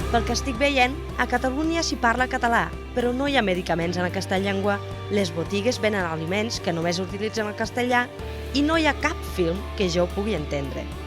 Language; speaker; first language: Catalan; non-native, fluent; German